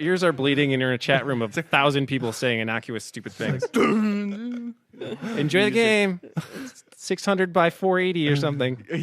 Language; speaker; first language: English; native; English